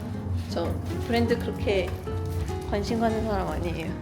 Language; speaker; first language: Korean; non-native, fluent; Swedish